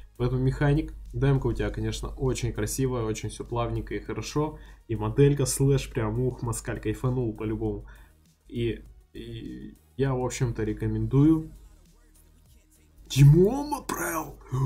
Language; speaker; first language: Russian; native; Russian